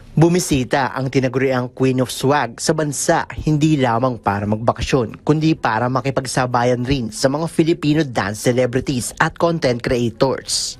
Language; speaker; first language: Filipino; native; Filipino